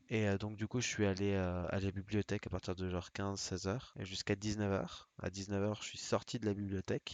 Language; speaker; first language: French; native; French